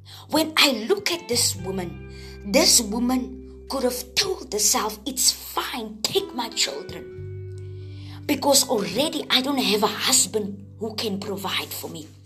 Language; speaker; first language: English; non-native, local second language; Afrikaans